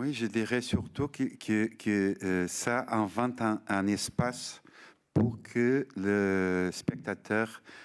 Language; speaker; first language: French; non-native, fluent; Portuguese